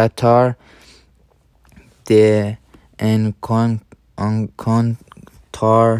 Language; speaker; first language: Spanish; non-native, learner; English